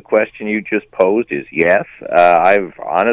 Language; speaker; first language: English; native; English